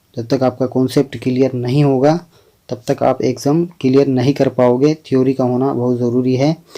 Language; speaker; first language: Hindi; native; Hindi